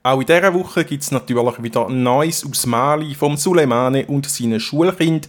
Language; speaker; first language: German; native; German